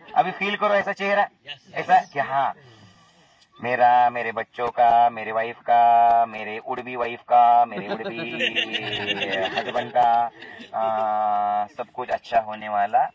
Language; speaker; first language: Hindi; non-native, local second language; Marathi